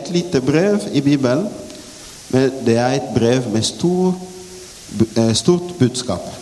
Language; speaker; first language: Norwegian; non-native, fluent; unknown